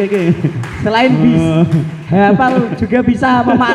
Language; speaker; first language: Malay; non-native, local second language; Javanese